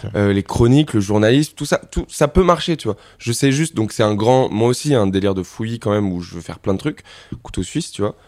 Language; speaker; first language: French; native; French